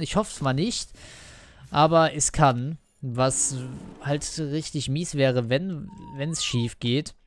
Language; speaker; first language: German; native; German